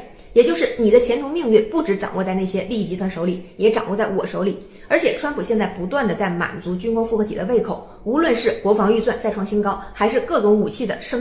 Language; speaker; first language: Chinese; native; Chinese